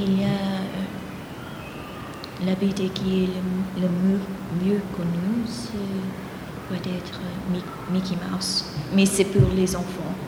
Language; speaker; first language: French; non-native, fluent; Greek